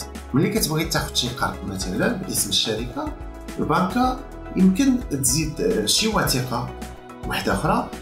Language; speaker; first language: Arabic; native; Arabic